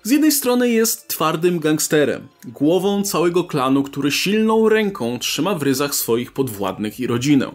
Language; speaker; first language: Polish; native; Polish